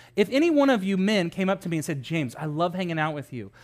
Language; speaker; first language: English; native; English